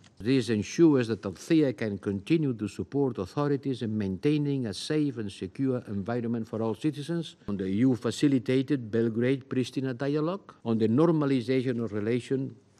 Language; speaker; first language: English; non-native, fluent; Spanish